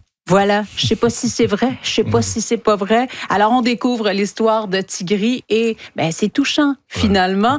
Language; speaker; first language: French; native; French